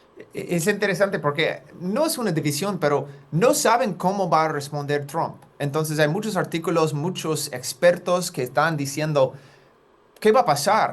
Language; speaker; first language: Spanish; non-native, fluent; English